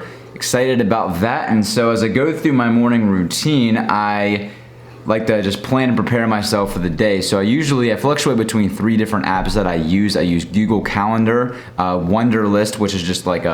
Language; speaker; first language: English; native; English